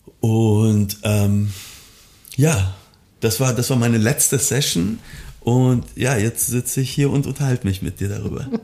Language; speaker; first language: German; early bilingual, other home language; Persian